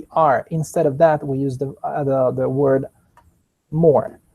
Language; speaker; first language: English; non-native, fluent; Spanish